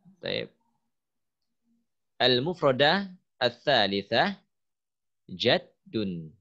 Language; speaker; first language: Arabic; non-native, fluent; Indonesian